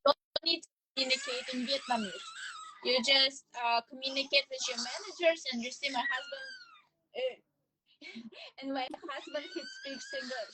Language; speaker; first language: English; non-native, fluent; Russian